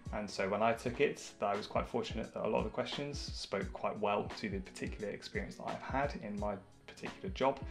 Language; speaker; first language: English; native; English